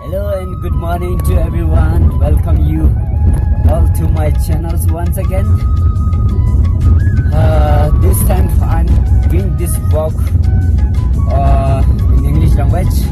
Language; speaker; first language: English; non-native, local second language; Ladakhi